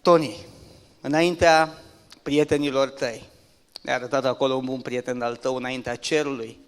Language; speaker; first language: Romanian; native; Romanian